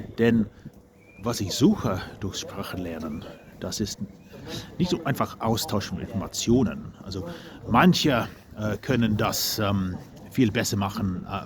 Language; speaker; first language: German; non-native, fluent; English